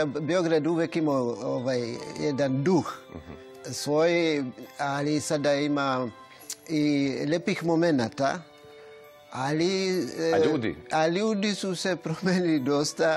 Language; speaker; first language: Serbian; non-native, fluent; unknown